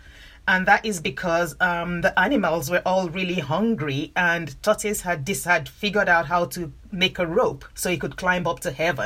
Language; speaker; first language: English; non-native, local second language; Yoruba